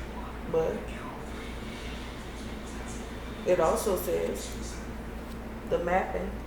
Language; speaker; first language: English; native; English